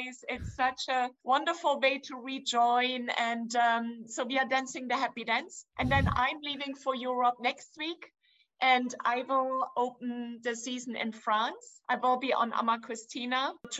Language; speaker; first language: English; non-native, fluent; German